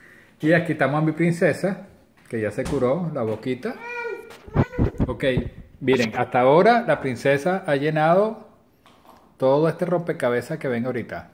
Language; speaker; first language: Spanish; native; Spanish